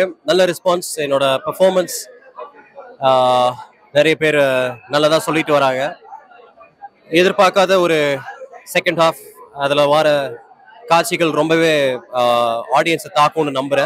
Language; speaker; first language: Tamil; native; Tamil